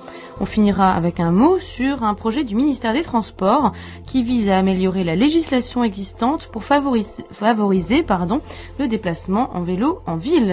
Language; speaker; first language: French; native; French